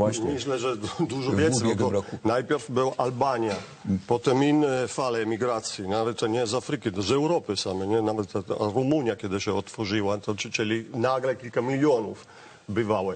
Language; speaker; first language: Polish; non-native, learner; Italian